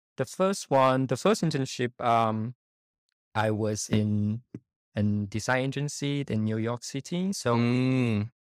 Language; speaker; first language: English; non-native, fluent; Chinese